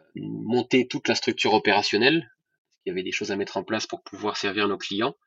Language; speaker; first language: French; non-native, local second language; Arabic